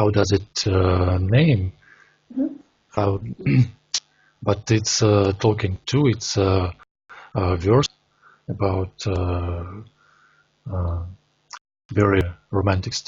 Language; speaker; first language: English; non-native, learner; Russian